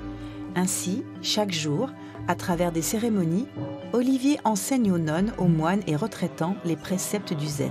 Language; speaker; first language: French; native; French